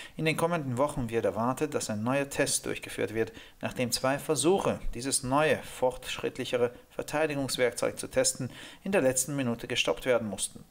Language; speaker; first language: German; non-native, fluent; Hungarian